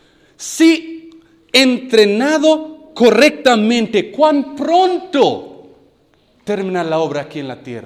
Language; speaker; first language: Spanish; non-native, learner; English